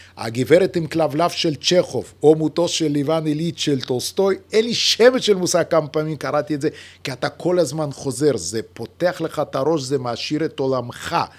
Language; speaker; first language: Hebrew; non-native, fluent; Yiddish